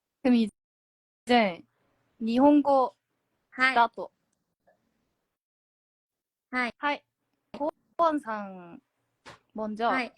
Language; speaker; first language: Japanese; non-native, learner; Korean